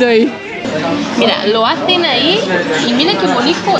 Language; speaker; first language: Spanish; non-native, fluent; Portuguese